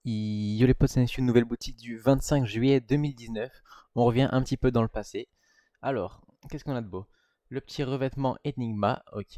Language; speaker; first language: French; native; French